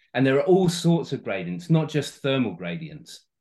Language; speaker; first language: English; native; English